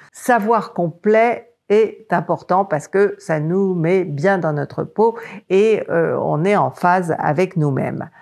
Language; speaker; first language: French; native; French